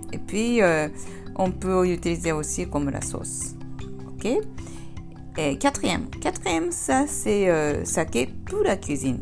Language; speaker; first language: French; non-native, learner; Japanese